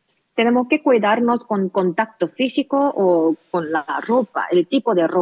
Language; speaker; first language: Spanish; non-native, learner; Korean